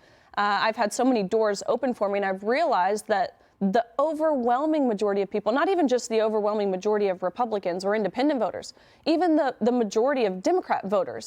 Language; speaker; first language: English; native; English